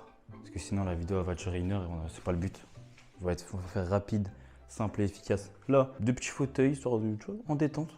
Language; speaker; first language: French; native; French